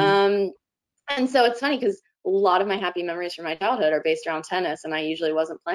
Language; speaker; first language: English; native; English